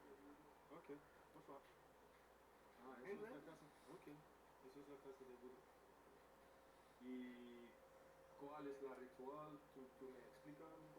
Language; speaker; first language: Spanish; non-native, learner; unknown